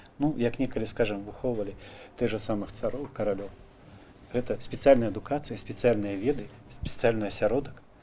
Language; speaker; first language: Belarusian; native; Belarusian